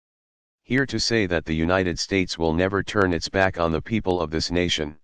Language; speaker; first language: English; native; English